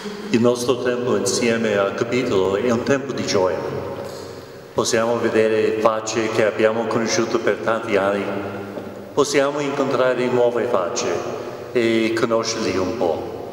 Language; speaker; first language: Italian; non-native, fluent; English